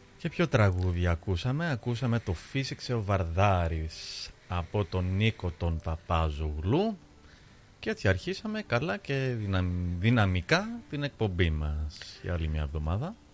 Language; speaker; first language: Greek; early bilingual, other home language; English